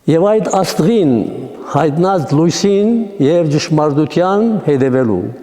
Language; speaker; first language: Armenian; native; Armenian